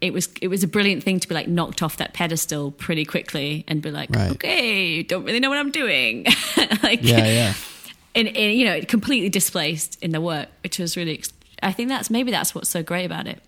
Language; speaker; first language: English; native; English